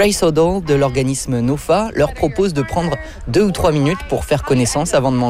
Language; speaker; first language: French; native; French